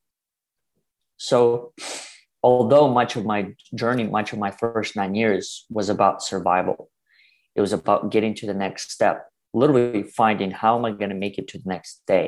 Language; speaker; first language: English; early bilingual, other home language; Russian